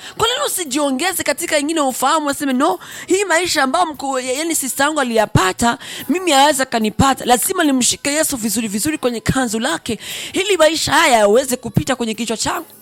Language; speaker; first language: Swahili; non-native, local second language; Rundi